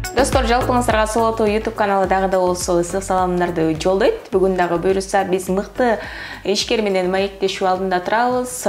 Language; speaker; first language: Kyrgyz; native; Kyrgyz